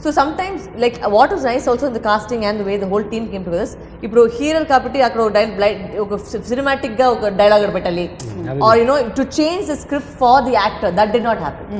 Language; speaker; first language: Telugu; non-native, fluent; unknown